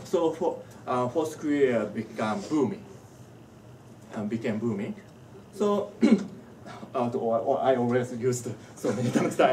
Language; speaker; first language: English; non-native, learner; Japanese